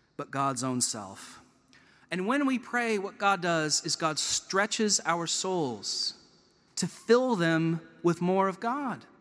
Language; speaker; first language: English; native; English